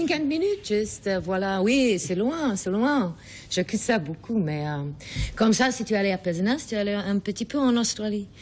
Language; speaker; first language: French; non-native, learner; English